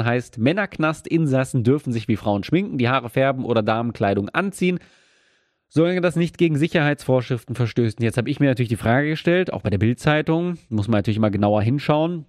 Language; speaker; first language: German; native; German